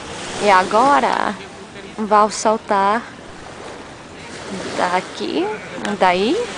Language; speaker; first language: Portuguese; non-native, learner; English